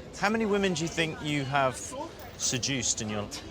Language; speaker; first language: English; native; English